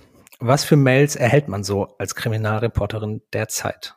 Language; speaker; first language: German; native; German